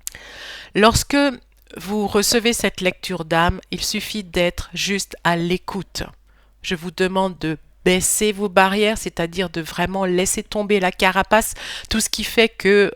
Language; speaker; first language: French; native; French